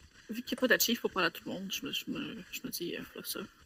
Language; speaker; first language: French; native; French